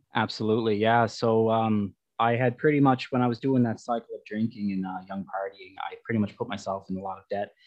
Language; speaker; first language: English; native; English